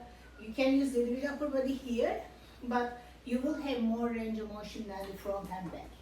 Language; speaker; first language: English; non-native, fluent; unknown